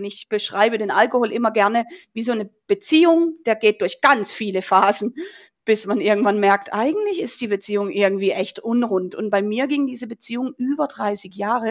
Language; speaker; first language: German; native; German